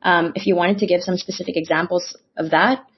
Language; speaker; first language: English; non-native, local second language; Filipino